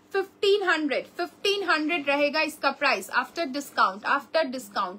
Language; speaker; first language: Hindi; non-native, local second language; Bangla